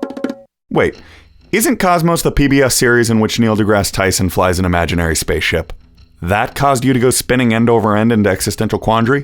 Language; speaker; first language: English; native; English